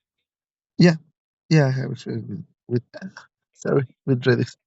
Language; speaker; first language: English; non-native, learner; Spanish